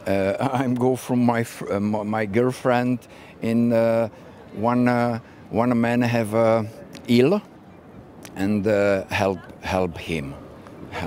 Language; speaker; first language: English; non-native, learner; Slovak